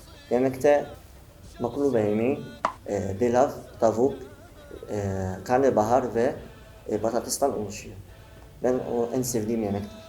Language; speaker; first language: Turkish; non-native, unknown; Arabic